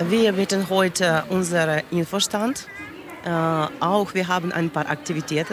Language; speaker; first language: German; non-native, learner; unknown